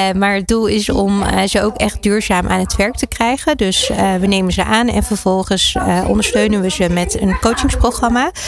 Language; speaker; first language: Dutch; early bilingual, other home language; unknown